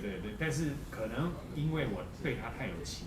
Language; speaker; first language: Chinese; native; Chinese